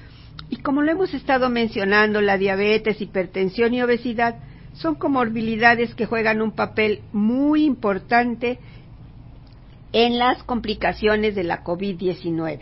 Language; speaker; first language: Spanish; native; Spanish